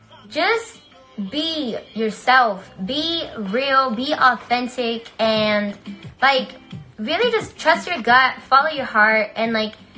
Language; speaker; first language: English; early bilingual, other home language; Spanish